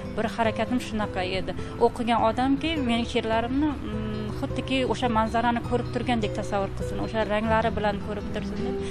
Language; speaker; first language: Uzbek; non-native, local second language; Kazakh